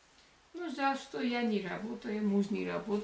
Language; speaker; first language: Russian; non-native, local second language; Georgian